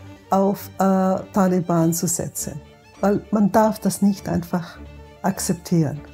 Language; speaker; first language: German; non-native, fluent; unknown